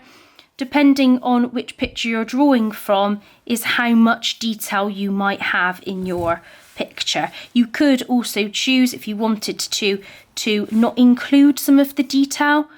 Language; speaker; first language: English; native; English